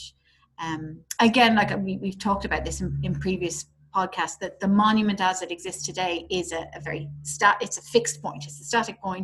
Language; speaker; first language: English; native; English